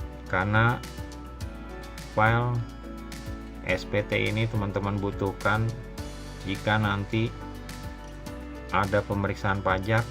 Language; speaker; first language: Indonesian; native; Indonesian